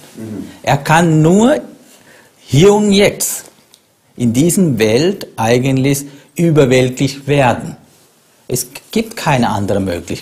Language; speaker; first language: German; non-native, fluent; Sinhala